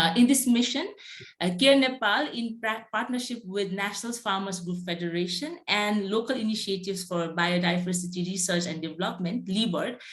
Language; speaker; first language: English; non-native, local second language; Nepali